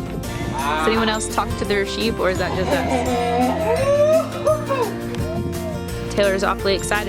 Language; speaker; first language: English; native; English